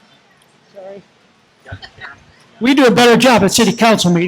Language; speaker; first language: English; native; English